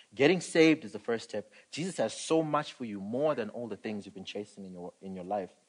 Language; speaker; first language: English; non-native, local second language; Shona